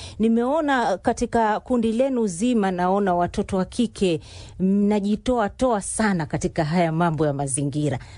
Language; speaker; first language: Swahili; native; Swahili